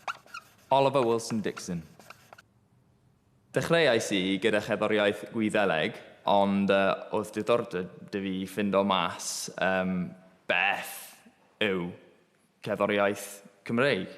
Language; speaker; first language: Welsh; non-native, local second language; English